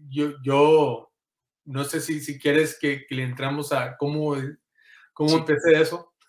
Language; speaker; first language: Spanish; early bilingual, heritage; Spanish